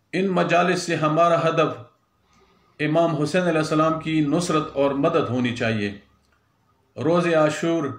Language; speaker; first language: Urdu; non-native, local second language; Pashto